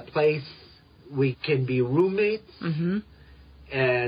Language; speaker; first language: English; early bilingual, other home language; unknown